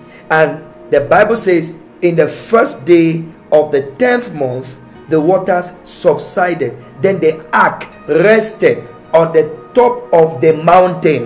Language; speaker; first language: English; native; English